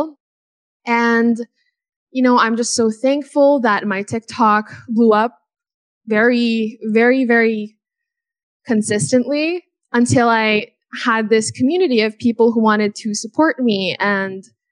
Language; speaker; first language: English; native; English